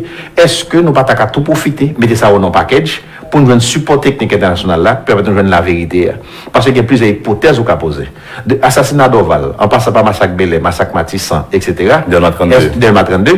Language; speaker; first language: French; non-native, local second language; Haitian Creole